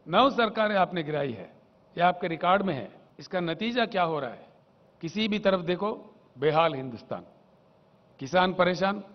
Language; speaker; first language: Hindi; non-native, local second language; Telugu